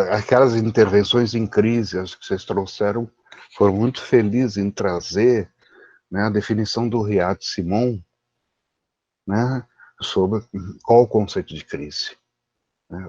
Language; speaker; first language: Portuguese; native; Portuguese